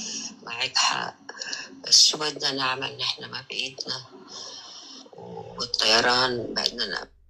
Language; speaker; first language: Arabic; native; Arabic